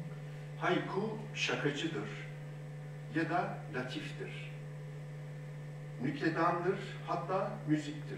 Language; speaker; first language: Turkish; native; Turkish